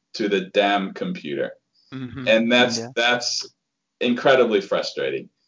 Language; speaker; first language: English; native; English